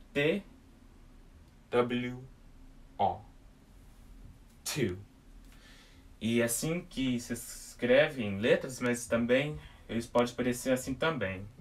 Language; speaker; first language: Portuguese; early bilingual, heritage; English